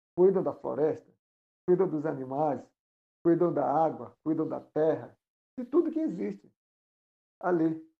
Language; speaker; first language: Portuguese; non-native, local second language; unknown